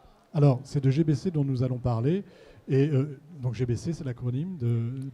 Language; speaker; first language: French; native; French